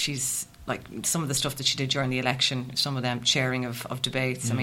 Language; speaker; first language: English; native; English